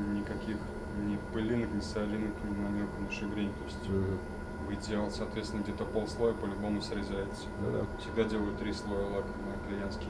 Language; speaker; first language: Russian; native; Russian